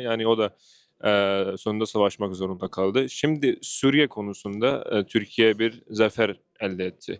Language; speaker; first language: Turkish; non-native, fluent; Urdu